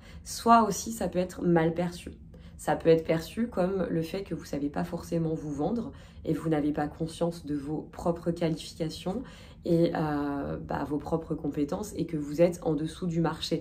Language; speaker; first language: French; native; French